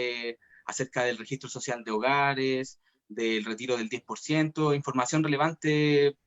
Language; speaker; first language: Spanish; native; Spanish